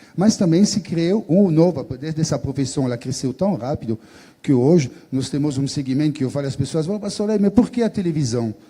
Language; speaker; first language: Portuguese; non-native, fluent; French